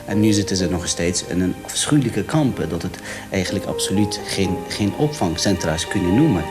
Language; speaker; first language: Dutch; non-native, fluent; Kurdish